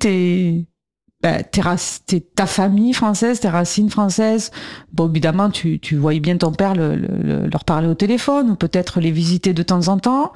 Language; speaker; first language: French; native; French